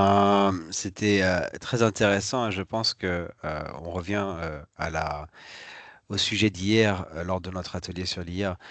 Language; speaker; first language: French; native; French